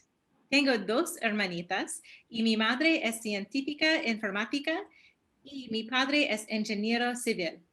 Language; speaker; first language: Spanish; early bilingual, heritage; Spanish